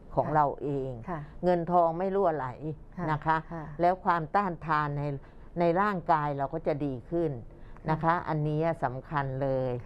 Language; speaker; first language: Thai; native; Thai